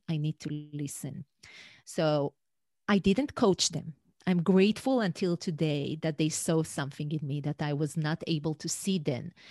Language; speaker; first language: English; non-native, fluent; Hebrew